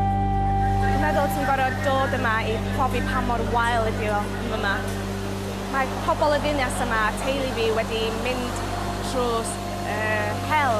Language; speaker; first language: Welsh; non-native, local second language; English